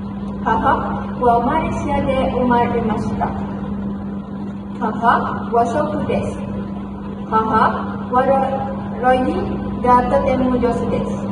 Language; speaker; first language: Japanese; non-native, learner; Malay